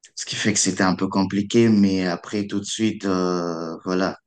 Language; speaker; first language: French; non-native, local second language; Lingala